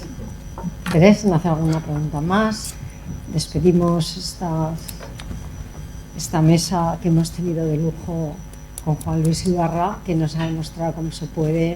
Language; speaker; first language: Spanish; native; Spanish